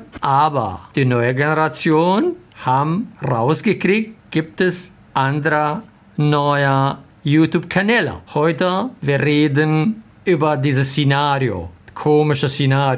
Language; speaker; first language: German; non-native, learner; Arabic